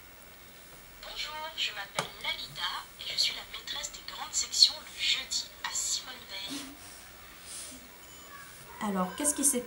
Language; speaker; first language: French; native; French